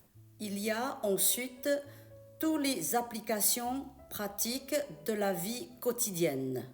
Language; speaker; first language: French; non-native, fluent; Chinese